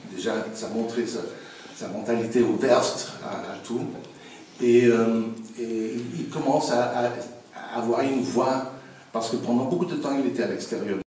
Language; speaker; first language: French; non-native, fluent; English